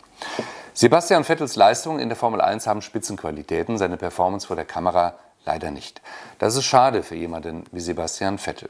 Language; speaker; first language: German; native; German